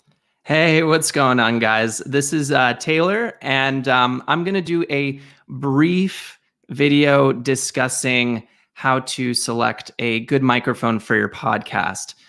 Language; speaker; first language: English; native; English